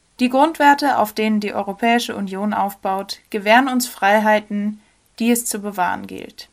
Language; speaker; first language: German; native; German